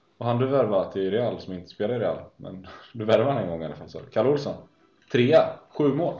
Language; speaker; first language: Swedish; native; Swedish